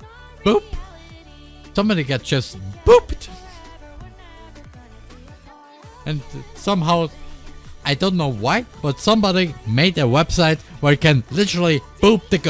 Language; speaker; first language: English; non-native, learner; German